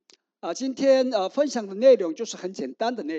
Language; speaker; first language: Chinese; non-native, learner; Korean